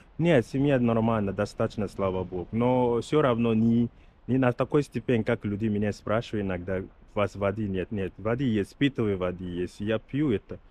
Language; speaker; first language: Russian; non-native, learner; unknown